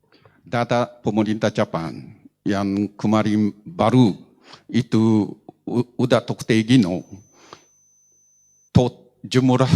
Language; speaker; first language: Indonesian; non-native, learner; Japanese